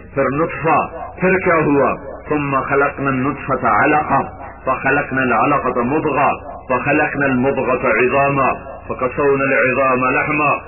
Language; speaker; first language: Urdu; non-native, local second language; Punjabi